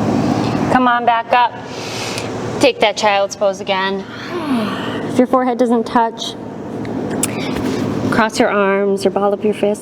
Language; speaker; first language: English; native; English